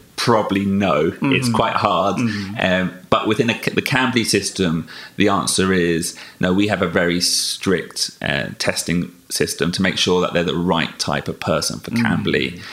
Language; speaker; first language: English; native; English